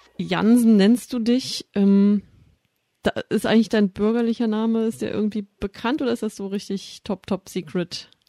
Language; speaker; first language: German; native; German